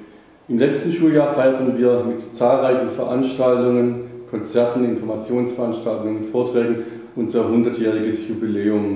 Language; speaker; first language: German; native; German